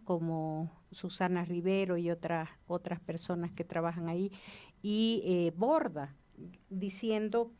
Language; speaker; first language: Spanish; native; Spanish